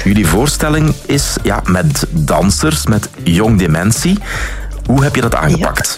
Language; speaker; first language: Dutch; native; Dutch